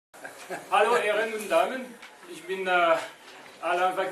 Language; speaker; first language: German; non-native, learner; French